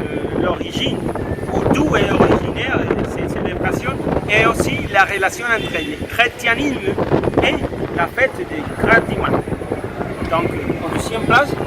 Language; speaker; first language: French; non-native, learner; Spanish